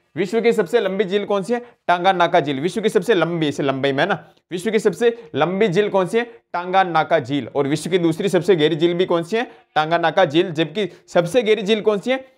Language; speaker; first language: Hindi; native; Hindi